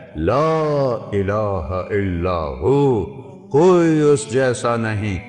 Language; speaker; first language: Urdu; non-native, local second language; Punjabi